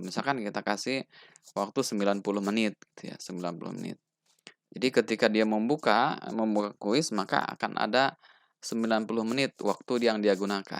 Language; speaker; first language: Indonesian; native; Indonesian